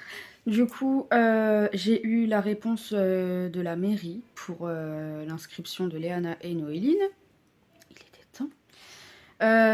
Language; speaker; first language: French; native; French